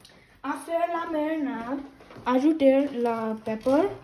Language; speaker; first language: French; non-native, learner; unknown